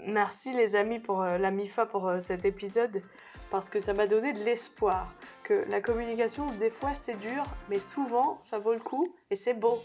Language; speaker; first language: French; native; French